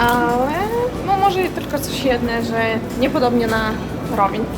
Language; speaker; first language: Polish; non-native, learner; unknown